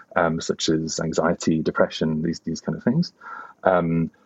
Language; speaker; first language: English; native; English